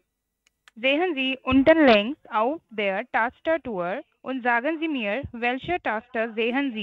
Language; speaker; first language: German; non-native, learner; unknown